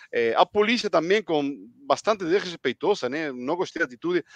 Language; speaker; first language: Portuguese; non-native, fluent; Spanish